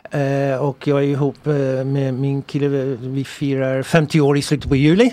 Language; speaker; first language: Swedish; early bilingual, other home language; English